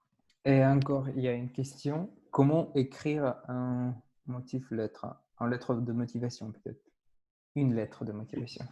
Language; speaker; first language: French; non-native, fluent; Russian